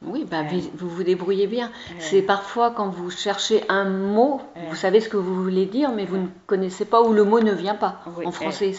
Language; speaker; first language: French; native; French